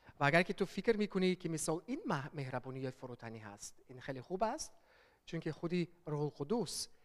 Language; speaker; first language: Persian; early bilingual, heritage; Persian